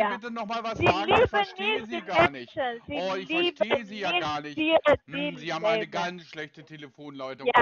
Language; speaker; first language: German; native; German